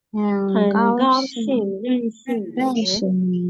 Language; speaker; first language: Chinese; non-native, learner; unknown